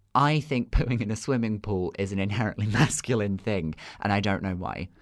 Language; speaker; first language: English; native; English